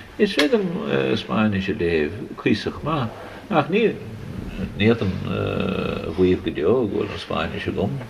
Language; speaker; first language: Irish; native; Irish